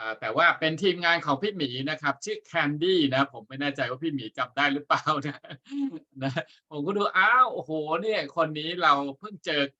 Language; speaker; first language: Thai; native; Thai